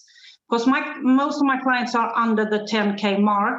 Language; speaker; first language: English; non-native, fluent; Swedish